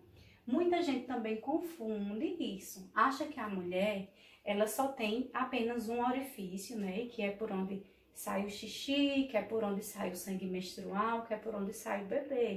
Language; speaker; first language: Portuguese; native; Portuguese